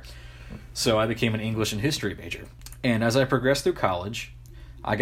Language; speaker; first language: English; native; English